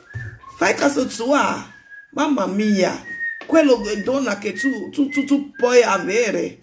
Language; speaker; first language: Italian; non-native, learner; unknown